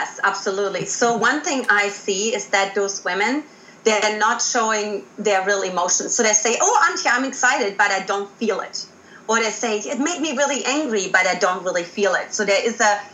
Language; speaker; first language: English; non-native, fluent; German